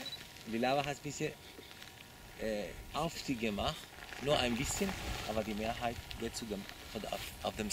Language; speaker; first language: German; non-native, learner; Spanish